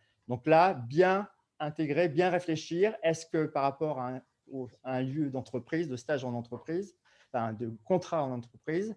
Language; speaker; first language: French; native; French